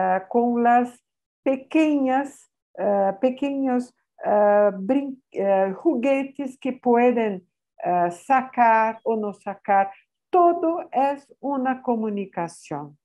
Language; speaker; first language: Spanish; non-native, fluent; Portuguese